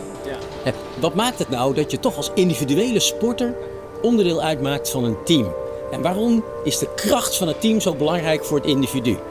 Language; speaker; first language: Dutch; native; Dutch